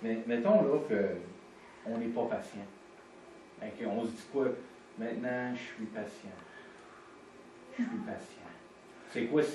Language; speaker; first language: French; native; French